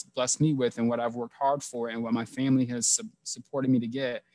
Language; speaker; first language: English; native; English